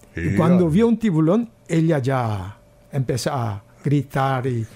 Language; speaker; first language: Spanish; non-native, fluent; Korean